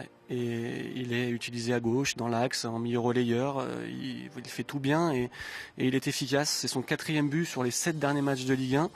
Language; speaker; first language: French; native; French